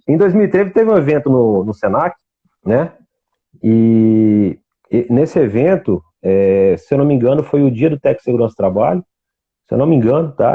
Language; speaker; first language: Portuguese; native; Portuguese